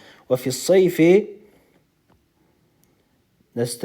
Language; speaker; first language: Arabic; non-native, fluent; Uzbek